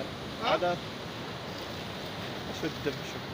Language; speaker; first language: Arabic; native; Arabic